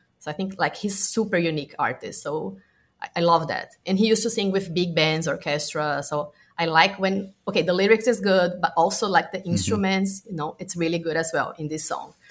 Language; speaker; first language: English; non-native, fluent; Portuguese